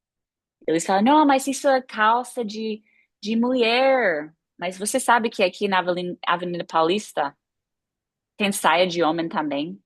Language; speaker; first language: Portuguese; non-native, fluent; English